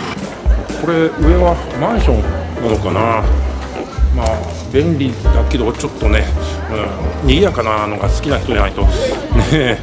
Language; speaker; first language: Japanese; native; Japanese